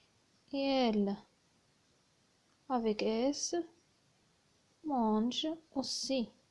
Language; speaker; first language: French; non-native, learner; Arabic